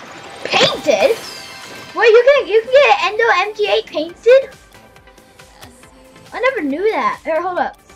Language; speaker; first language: English; native; English